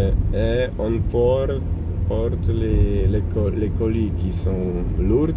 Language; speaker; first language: French; non-native, learner; Polish